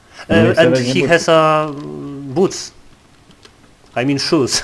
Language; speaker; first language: English; non-native, learner; Polish